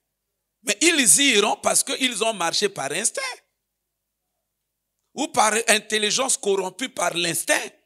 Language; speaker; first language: French; non-native, local second language; Lingala